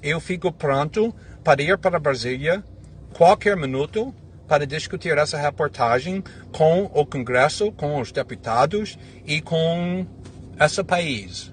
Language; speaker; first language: Portuguese; non-native, fluent; English